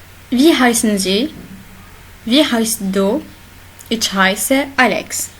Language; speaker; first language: German; non-native, learner; Arabic